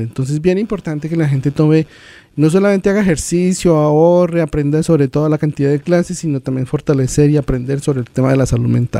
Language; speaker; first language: Spanish; native; Spanish